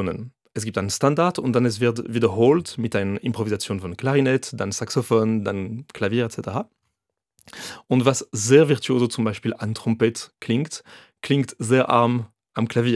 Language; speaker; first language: German; non-native, fluent; French